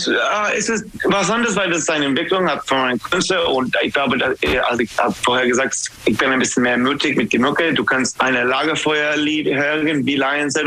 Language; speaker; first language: German; non-native, learner; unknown